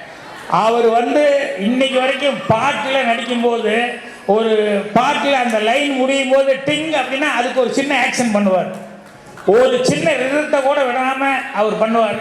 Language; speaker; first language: Tamil; native; Tamil